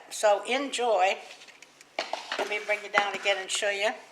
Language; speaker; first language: English; native; English